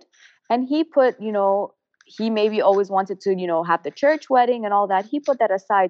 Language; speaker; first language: English; non-native, local second language; Arabic